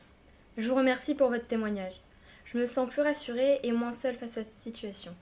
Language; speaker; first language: French; native; French